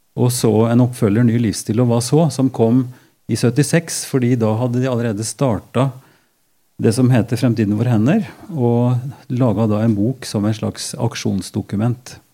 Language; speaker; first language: Norwegian; native; Norwegian